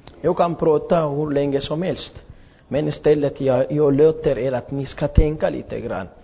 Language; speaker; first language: Swedish; non-native, fluent; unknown